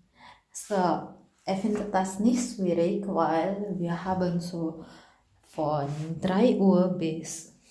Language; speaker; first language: German; non-native, learner; Indonesian